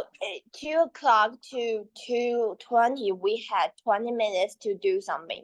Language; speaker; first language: English; non-native, learner; Chinese